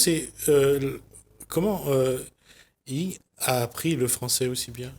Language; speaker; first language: French; native; French